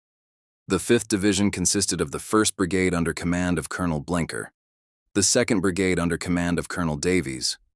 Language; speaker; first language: English; native; English